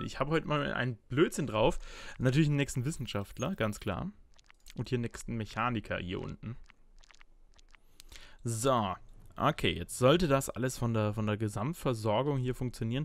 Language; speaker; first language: German; native; German